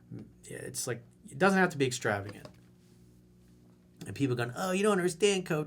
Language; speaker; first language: English; native; English